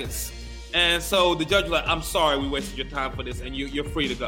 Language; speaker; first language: English; native; English